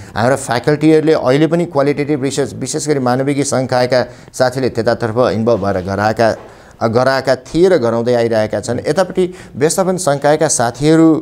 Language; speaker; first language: Nepali; native; Nepali